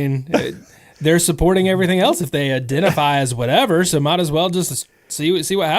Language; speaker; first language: English; native; English